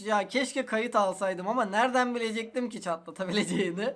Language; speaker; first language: Turkish; native; Turkish